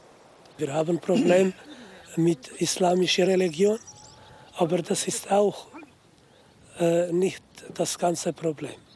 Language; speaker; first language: German; non-native, fluent; Aramaic